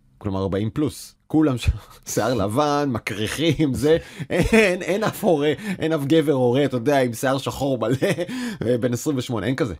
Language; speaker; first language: Hebrew; native; Hebrew